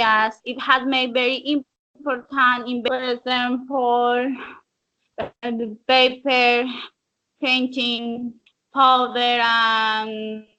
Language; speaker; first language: English; non-native, learner; Spanish